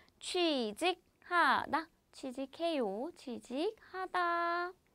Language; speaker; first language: Korean; native; Korean